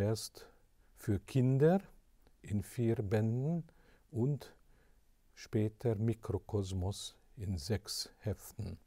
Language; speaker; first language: German; non-native, fluent; Hungarian